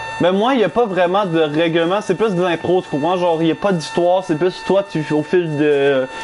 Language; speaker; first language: French; native; French